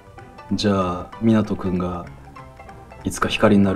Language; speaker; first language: Japanese; native; Japanese